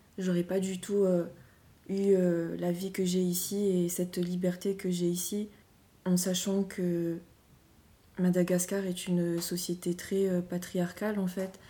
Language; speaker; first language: French; non-native, local second language; Malagasy